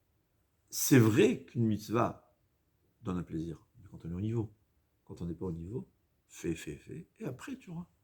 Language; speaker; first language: French; native; French